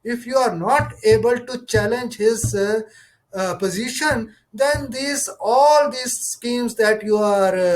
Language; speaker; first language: English; non-native, local second language; Punjabi